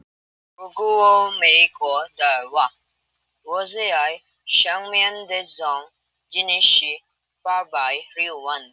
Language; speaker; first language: Chinese; non-native, learner; Filipino